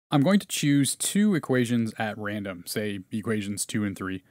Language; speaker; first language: English; native; English